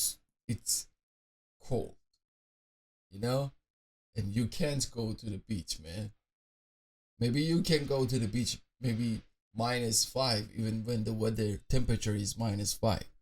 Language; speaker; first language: English; non-native, fluent; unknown